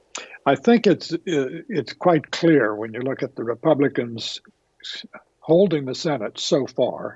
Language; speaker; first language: English; native; English